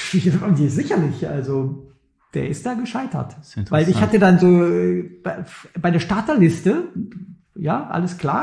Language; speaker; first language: German; native; German